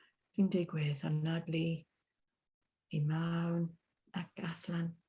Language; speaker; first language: Welsh; non-native, learner; English